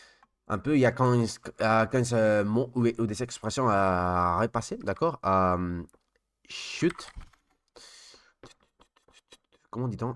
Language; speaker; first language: French; non-native, learner; Spanish